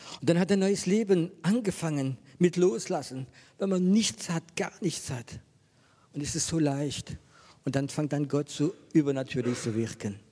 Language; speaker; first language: German; non-native, fluent; French